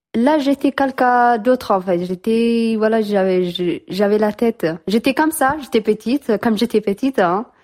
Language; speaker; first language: French; non-native, learner; Tigrinya